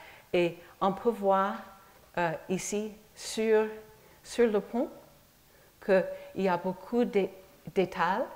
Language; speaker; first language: French; non-native, fluent; English